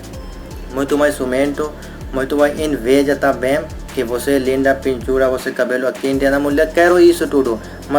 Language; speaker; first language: Portuguese; non-native, learner; Hindi